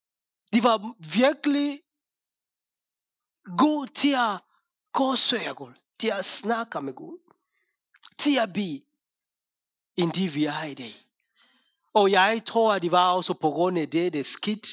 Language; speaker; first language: Danish; non-native, fluent; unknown